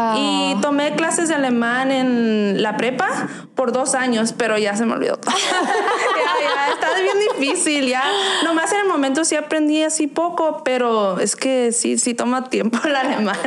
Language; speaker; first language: Spanish; early bilingual, heritage; Spanish